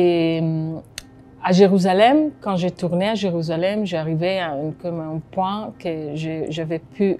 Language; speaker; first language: French; non-native, fluent; Hebrew